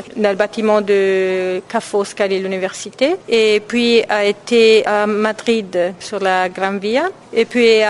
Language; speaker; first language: French; non-native, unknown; Italian